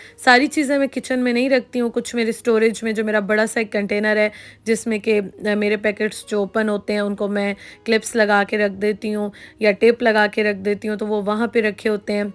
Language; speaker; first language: Urdu; native; Urdu